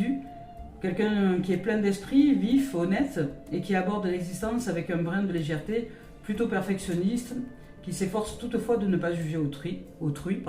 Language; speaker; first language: French; native; French